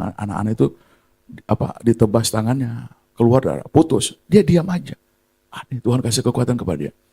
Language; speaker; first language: Indonesian; native; Indonesian